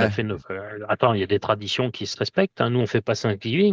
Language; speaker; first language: French; native; French